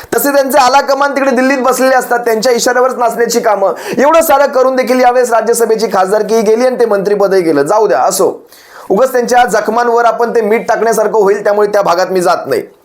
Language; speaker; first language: Marathi; native; Marathi